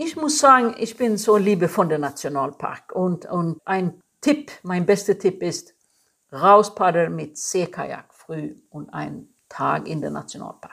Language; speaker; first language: German; non-native, fluent; Swedish